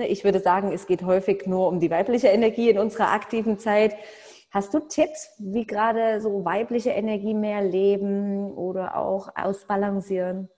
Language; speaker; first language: German; native; German